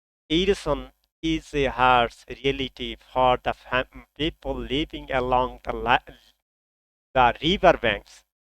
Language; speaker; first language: English; non-native, local second language; Bangla